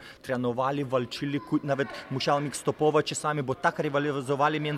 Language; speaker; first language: Polish; non-native, fluent; Lithuanian